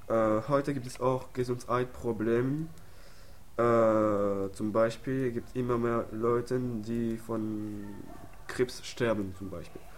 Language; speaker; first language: German; non-native, learner; French